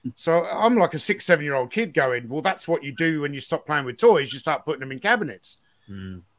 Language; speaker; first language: English; native; English